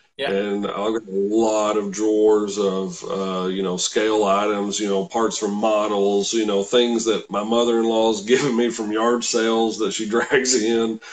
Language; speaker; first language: English; native; English